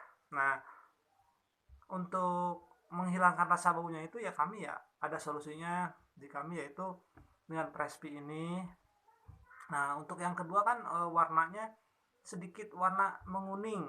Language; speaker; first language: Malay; non-native, local second language; Sundanese